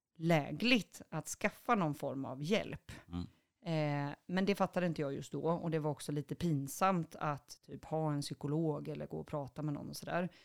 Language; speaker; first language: Swedish; native; Swedish